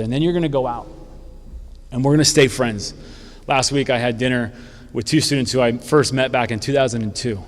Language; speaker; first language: English; native; English